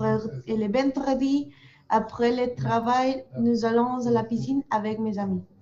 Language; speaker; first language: French; non-native, learner; Spanish